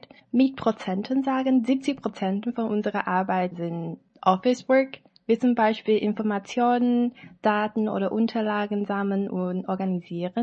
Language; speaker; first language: German; non-native, learner; Chinese